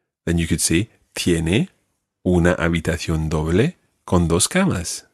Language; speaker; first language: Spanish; non-native, fluent; English